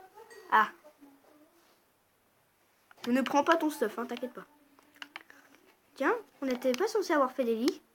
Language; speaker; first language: French; native; French